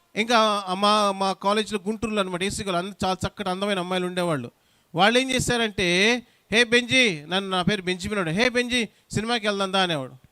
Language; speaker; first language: Telugu; non-native, local second language; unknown